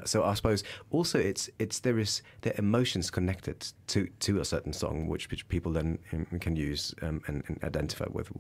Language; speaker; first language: English; early bilingual, other home language; Russian